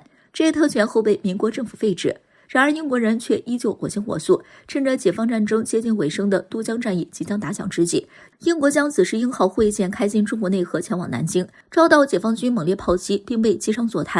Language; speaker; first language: Chinese; native; Chinese